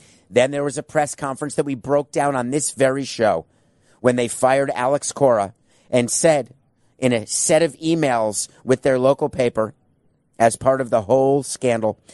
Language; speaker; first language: English; native; English